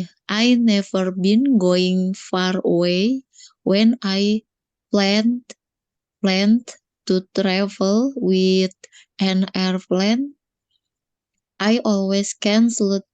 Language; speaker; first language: English; non-native, learner; Indonesian